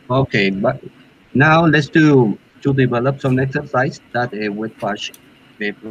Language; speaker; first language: English; non-native, learner; Spanish